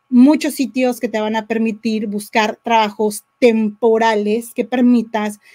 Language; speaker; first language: Spanish; native; Spanish